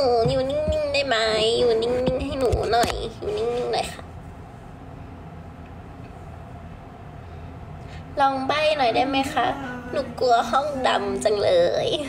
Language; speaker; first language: Thai; early bilingual, other home language; English